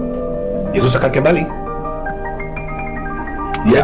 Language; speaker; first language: Indonesian; non-native, fluent; Hebrew